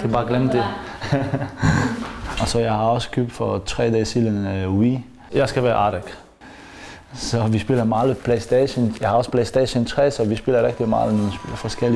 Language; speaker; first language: Danish; non-native, learner; Polish